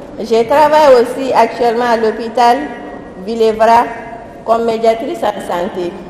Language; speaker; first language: French; non-native, local second language; Soninke